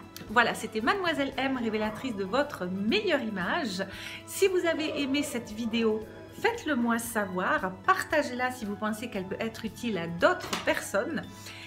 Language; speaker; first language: French; native; French